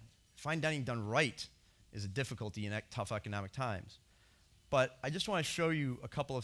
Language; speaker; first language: English; native; English